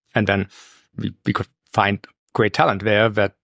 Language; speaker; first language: English; non-native, fluent; German